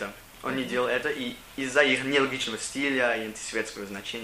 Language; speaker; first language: Russian; non-native, learner; English